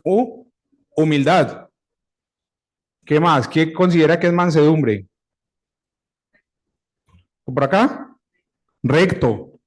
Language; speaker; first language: Spanish; native; Spanish